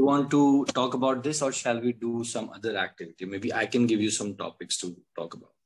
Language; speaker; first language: English; non-native, local second language; Hindi